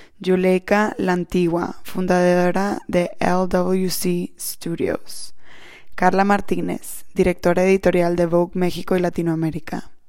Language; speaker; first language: Spanish; early bilingual, heritage; Spanish